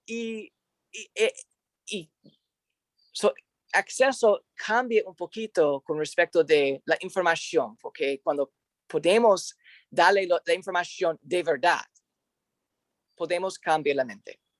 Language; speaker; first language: Spanish; non-native, learner; English